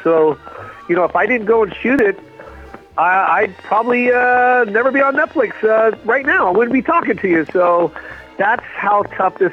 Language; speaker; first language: English; native; English